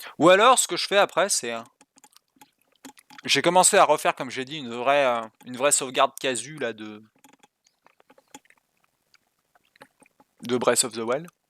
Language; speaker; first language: French; native; French